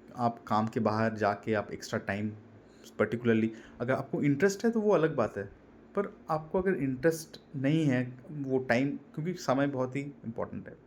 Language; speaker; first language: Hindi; non-native, local second language; Bangla